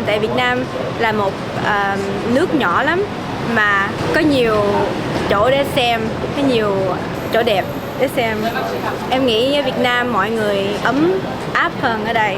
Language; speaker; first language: Vietnamese; early bilingual, heritage; Vietnamese